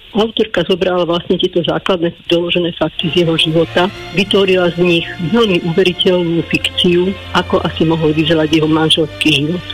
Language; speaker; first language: Slovak; native; Slovak